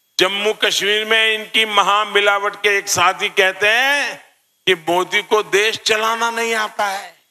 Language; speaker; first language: Hindi; non-native, local second language; Gujarati